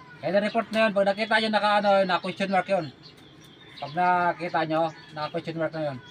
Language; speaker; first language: Filipino; non-native, local second language; Cebuano